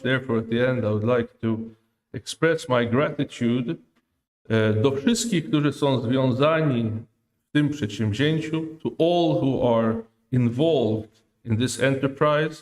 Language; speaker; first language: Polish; non-native, fluent; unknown